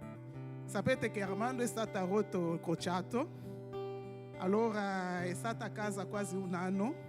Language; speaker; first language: Italian; non-native, fluent; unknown